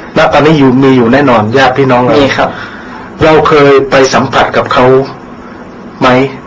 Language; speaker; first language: Thai; native; Thai